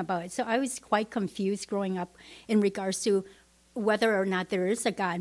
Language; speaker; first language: English; non-native, fluent; Vietnamese